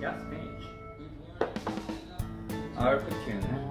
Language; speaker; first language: English; non-native, learner; Korean